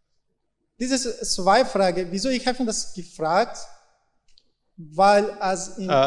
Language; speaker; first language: German; non-native, learner; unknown